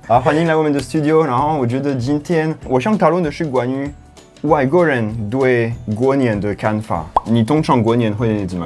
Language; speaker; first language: Chinese; non-native, fluent; French